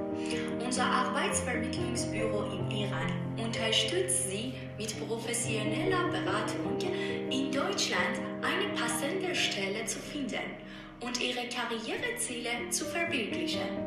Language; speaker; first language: German; non-native, fluent; Persian